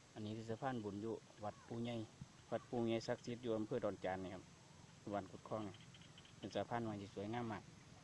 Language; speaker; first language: Thai; native; Thai